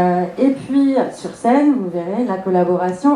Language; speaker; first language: French; native; French